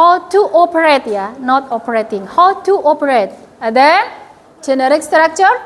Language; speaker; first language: English; non-native, fluent; Indonesian